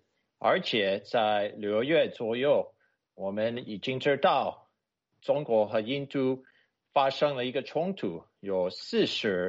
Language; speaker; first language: Chinese; non-native, fluent; English